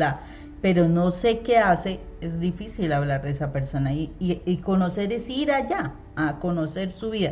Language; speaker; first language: Spanish; native; Spanish